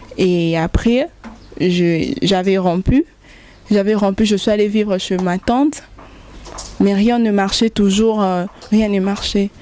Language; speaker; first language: French; non-native, local second language; Lingala